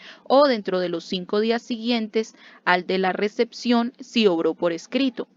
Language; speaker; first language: Spanish; native; Spanish